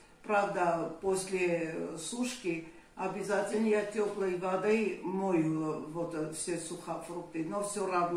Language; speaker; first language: Russian; non-native, fluent; Armenian